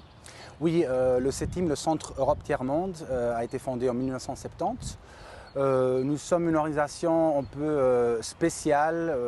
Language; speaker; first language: French; native; French